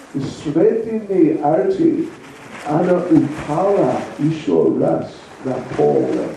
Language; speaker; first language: Russian; non-native, learner; English